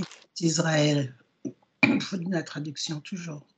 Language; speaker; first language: French; native; French